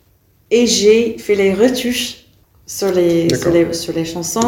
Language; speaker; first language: French; non-native, fluent; English